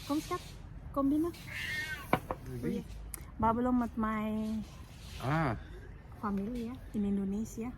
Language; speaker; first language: Dutch; non-native, learner; Indonesian